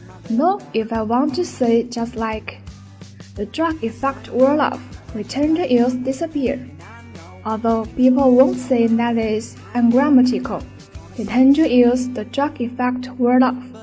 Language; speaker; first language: English; non-native, fluent; Chinese